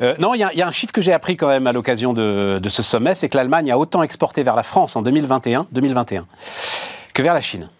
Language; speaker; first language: French; native; French